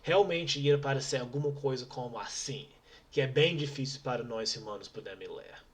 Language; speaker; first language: Portuguese; non-native, fluent; English